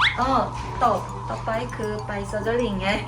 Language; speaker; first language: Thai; non-native, learner; Korean